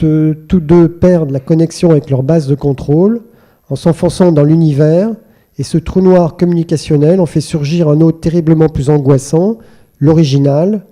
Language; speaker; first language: French; native; French